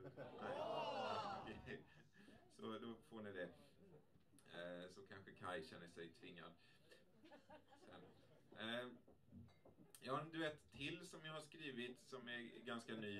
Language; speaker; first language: Swedish; native; Swedish